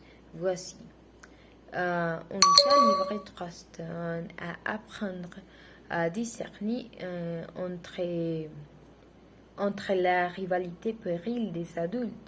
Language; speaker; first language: French; non-native, learner; Spanish